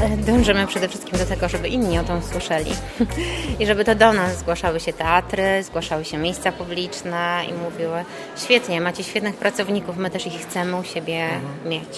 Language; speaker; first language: Polish; native; Polish